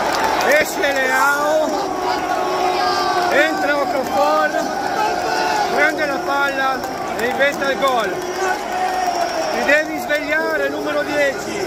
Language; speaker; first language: Italian; native; Italian